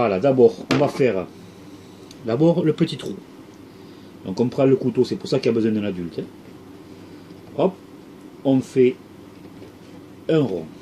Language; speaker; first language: French; native; French